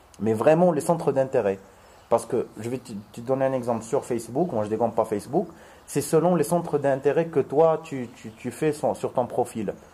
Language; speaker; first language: French; non-native, local second language; Arabic